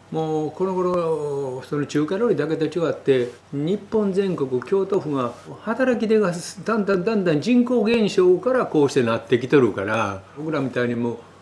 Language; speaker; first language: Japanese; native; Japanese